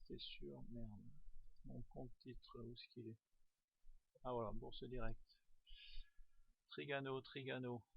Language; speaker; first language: French; native; French